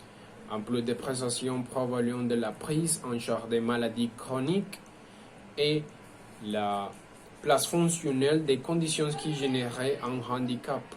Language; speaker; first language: French; non-native, learner; Spanish